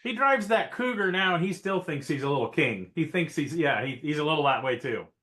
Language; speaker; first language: English; native; English